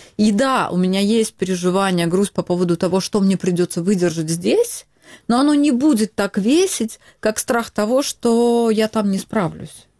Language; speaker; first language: Russian; non-native, local second language; Ukrainian